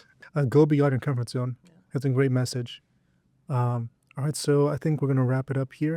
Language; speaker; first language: English; native; English